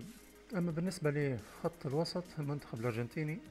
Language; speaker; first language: Arabic; native; Arabic